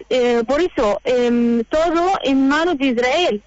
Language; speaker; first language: Spanish; non-native, learner; Arabic